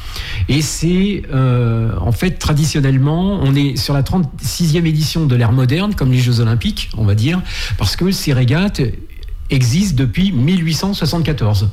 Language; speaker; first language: French; native; French